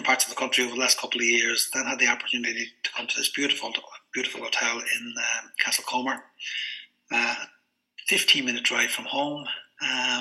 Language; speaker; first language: English; native; English